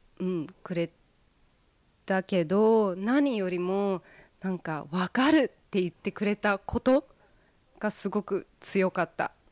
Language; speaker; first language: Japanese; early bilingual, heritage; Japanese